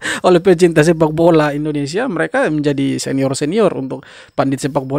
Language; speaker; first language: Indonesian; native; Indonesian